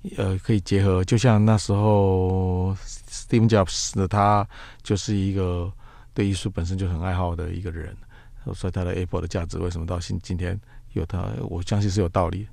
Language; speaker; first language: Chinese; native; Chinese